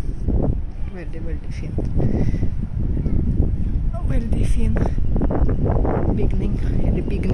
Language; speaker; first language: Norwegian; non-native, fluent; Russian